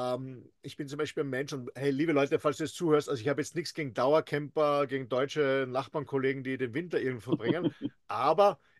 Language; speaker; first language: German; native; German